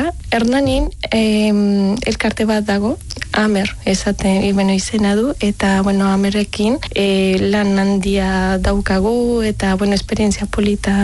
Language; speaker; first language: Basque; non-native, learner; Spanish